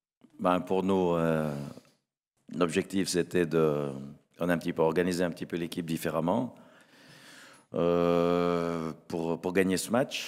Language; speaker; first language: French; native; French